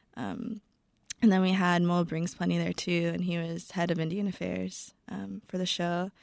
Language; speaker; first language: English; native; English